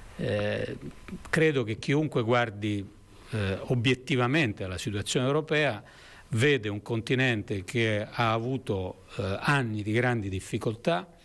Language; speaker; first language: Italian; native; Italian